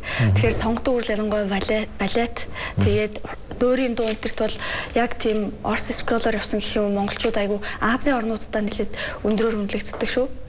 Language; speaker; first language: Mongolian; native; Mongolian